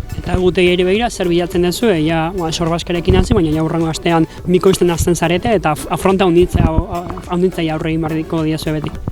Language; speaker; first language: Basque; native; Basque